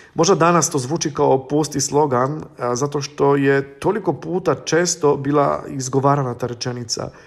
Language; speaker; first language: Croatian; non-native, fluent; Polish